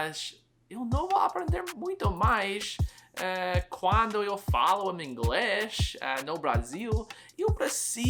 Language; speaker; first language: Portuguese; non-native, learner; English